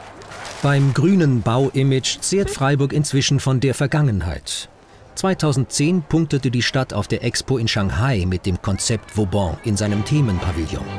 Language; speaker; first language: German; native; German